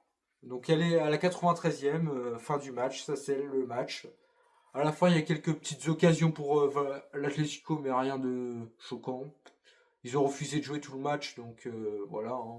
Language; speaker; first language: French; native; French